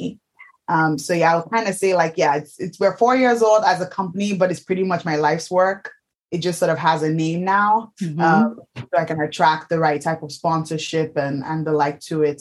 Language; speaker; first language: English; non-native, local second language; Yoruba